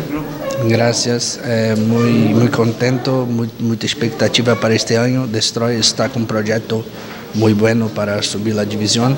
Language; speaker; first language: Spanish; non-native, learner; Portuguese